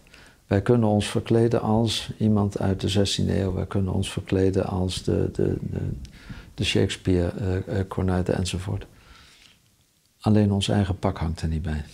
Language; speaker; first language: Dutch; native; Dutch